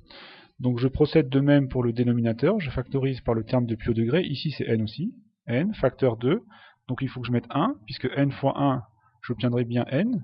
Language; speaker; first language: French; native; French